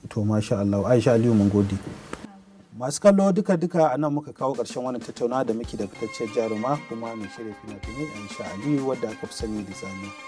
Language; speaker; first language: Hausa; native; Hausa